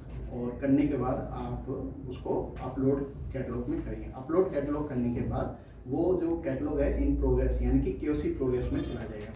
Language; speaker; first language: Hindi; native; Hindi